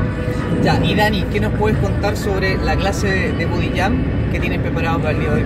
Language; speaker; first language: Spanish; native; Spanish